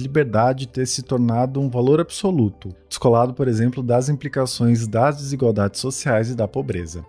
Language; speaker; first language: Portuguese; native; Portuguese